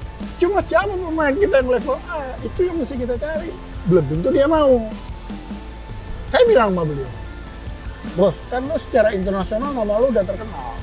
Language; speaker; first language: Indonesian; native; Indonesian